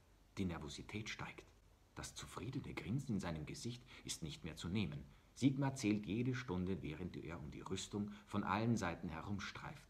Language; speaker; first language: German; native; German